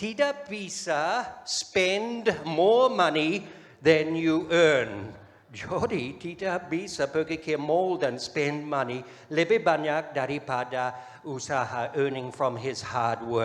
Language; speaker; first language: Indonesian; non-native, fluent; English